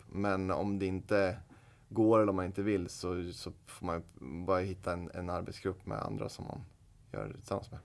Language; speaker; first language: Swedish; native; Swedish